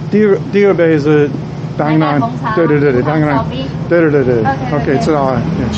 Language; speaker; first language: Chinese; non-native, learner; English